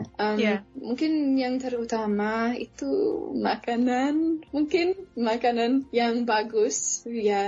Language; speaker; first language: Indonesian; non-native, fluent; English